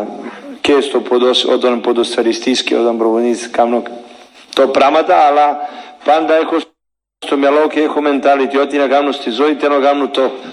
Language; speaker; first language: Greek; non-native, learner; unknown